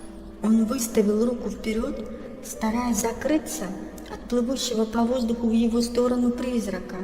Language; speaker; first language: Russian; native; Russian